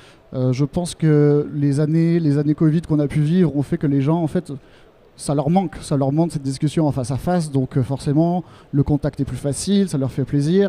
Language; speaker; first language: French; native; French